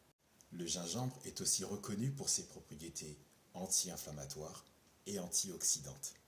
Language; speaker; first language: French; native; French